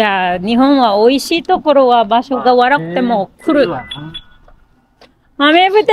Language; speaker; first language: Japanese; non-native, fluent; Filipino